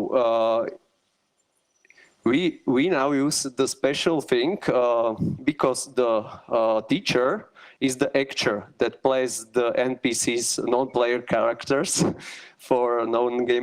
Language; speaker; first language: English; non-native, learner; Slovak